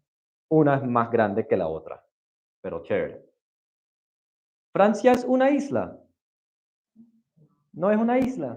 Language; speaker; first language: Spanish; non-native, fluent; English